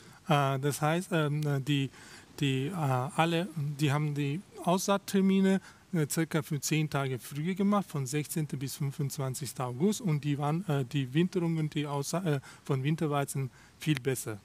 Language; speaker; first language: German; non-native, fluent; Russian